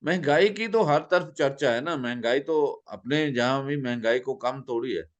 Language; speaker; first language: Hindi; non-native, local second language; Punjabi